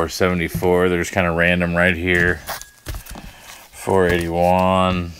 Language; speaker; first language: English; native; English